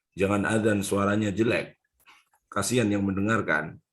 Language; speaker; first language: Indonesian; native; Indonesian